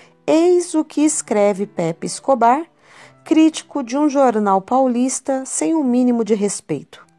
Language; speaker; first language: Portuguese; native; Portuguese